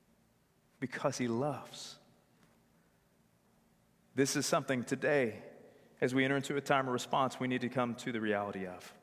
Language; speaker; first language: English; native; English